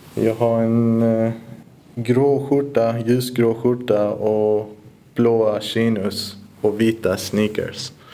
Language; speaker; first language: Swedish; early bilingual, other home language; Persian